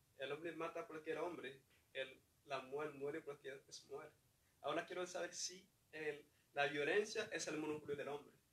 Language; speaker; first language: Spanish; non-native, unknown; Haitian Creole